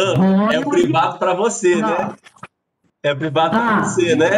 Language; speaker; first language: Portuguese; native; Portuguese